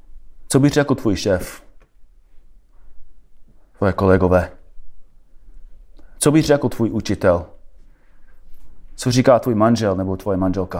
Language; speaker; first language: Czech; non-native, fluent; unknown